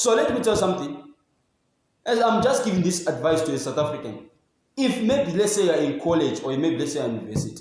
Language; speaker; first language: English; non-native, local second language; Zulu